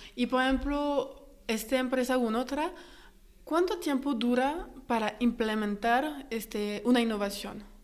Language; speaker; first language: Spanish; non-native, fluent; French